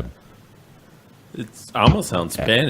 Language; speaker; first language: English; native; English